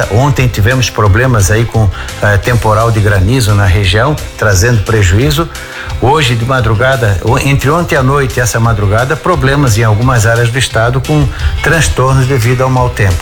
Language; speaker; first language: Portuguese; native; Portuguese